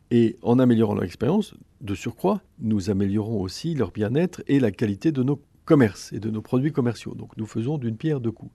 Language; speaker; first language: French; native; French